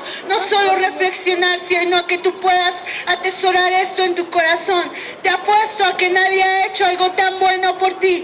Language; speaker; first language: Spanish; native; Spanish